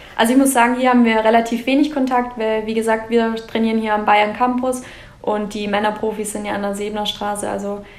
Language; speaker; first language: German; native; German